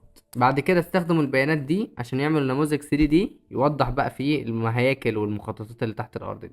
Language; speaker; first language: Arabic; native; Arabic